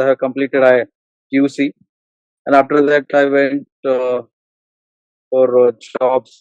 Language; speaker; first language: English; non-native, learner; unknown